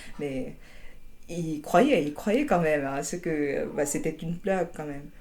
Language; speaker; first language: French; non-native, fluent; Korean